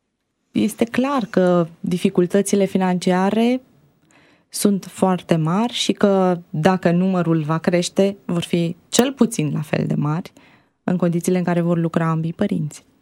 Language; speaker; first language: Romanian; native; Romanian